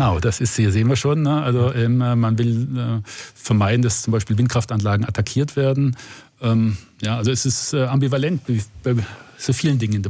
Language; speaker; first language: German; native; German